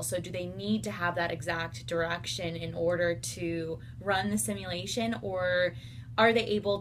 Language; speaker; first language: English; native; English